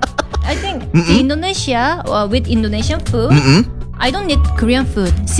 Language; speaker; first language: English; non-native, learner; Korean